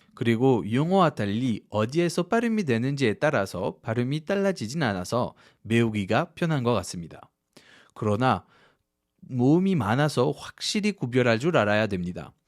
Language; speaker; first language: Korean; non-native, fluent; French